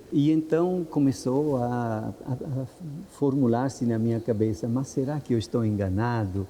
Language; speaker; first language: Portuguese; non-native, fluent; Italian